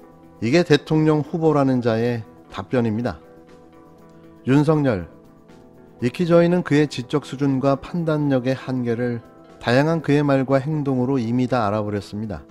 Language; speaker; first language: Korean; native; Korean